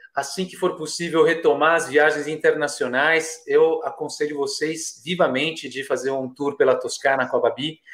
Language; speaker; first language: Portuguese; non-native, fluent; Italian